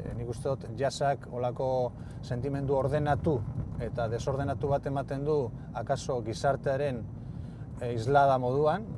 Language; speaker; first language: Basque; native; Basque